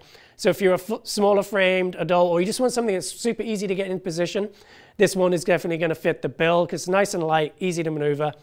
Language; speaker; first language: English; native; English